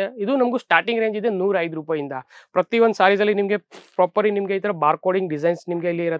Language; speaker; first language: Kannada; non-native, local second language; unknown